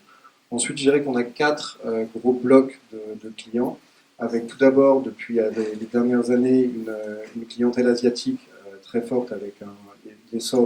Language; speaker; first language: French; native; French